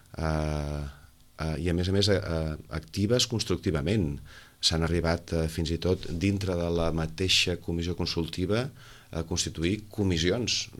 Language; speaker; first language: Catalan; native; Catalan